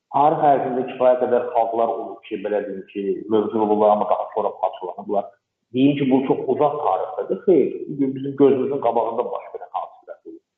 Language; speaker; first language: Azerbaijani; non-native, local second language; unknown